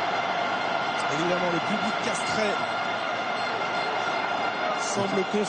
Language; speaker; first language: French; native; French